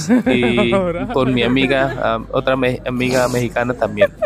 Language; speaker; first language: Spanish; non-native, learner; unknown